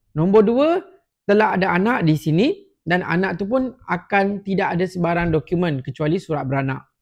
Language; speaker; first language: Malay; non-native, local second language; Tamil